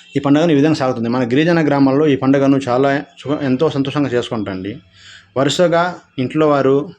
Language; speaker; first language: Telugu; non-native, local second language; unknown